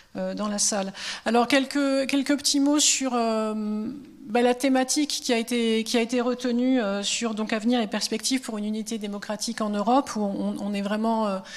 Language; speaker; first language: French; native; French